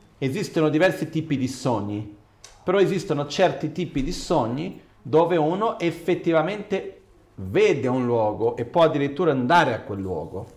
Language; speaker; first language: Italian; non-native, fluent; Portuguese